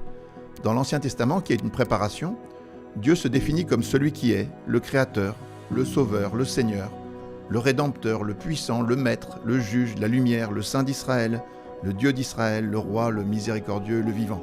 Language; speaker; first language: French; native; French